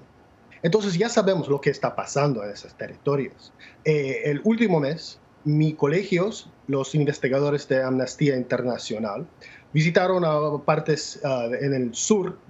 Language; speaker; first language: Spanish; non-native, fluent; English